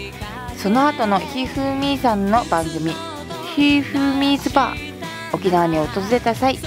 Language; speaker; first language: Japanese; native; Japanese